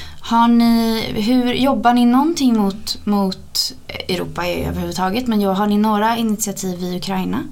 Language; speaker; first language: Swedish; native; Swedish